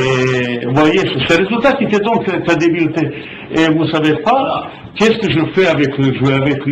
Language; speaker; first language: French; non-native, fluent; Bosnian